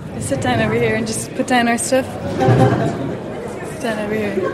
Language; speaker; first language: English; native; English